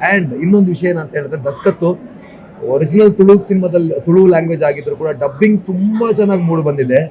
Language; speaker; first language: Kannada; non-native, local second language; Tulu